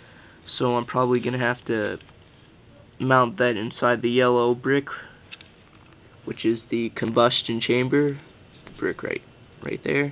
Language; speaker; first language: English; native; English